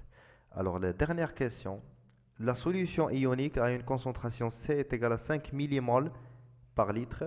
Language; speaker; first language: French; non-native, local second language; Arabic